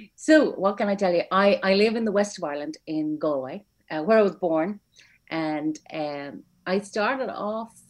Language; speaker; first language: English; native; English